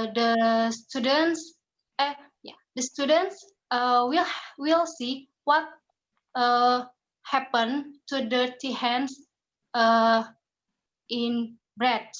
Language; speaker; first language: English; non-native, learner; Indonesian